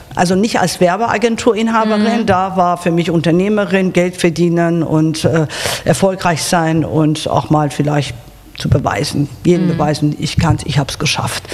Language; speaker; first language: German; non-native, fluent; Persian